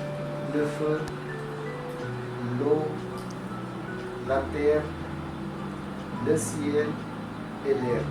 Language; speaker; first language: French; non-native, learner; Hindi